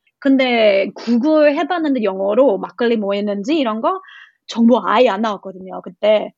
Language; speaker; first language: Korean; non-native, learner; English